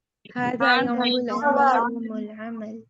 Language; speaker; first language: Arabic; non-native, learner; Urdu